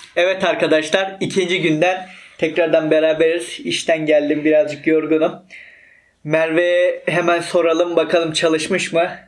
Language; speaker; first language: Turkish; native; Turkish